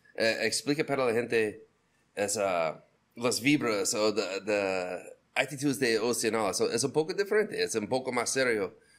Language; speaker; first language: Spanish; non-native, learner; English